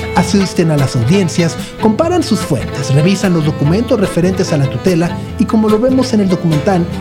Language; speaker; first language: Spanish; native; Spanish